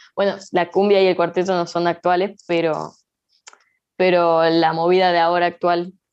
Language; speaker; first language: Spanish; native; Spanish